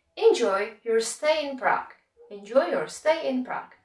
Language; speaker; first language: English; non-native, fluent; Czech